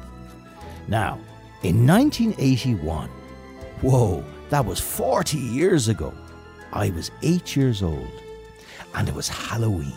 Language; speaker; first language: English; native; English